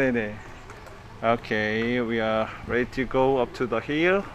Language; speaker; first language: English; non-native, fluent; Korean